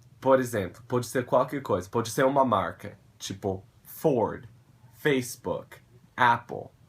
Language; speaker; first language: Portuguese; non-native, fluent; English